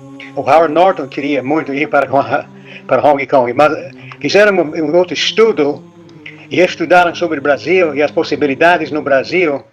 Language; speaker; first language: Portuguese; non-native, fluent; English